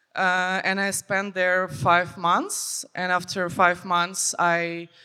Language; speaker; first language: English; non-native, fluent; Ukrainian